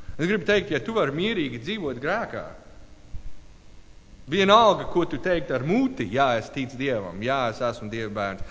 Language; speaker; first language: Latvian; non-native, learner; English